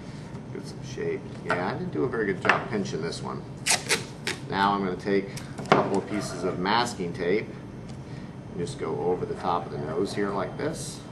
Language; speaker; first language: English; native; English